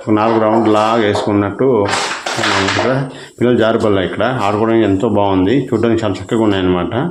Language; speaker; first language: Telugu; non-native, local second language; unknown